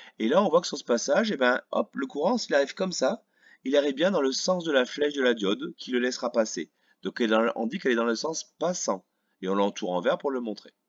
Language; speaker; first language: French; native; French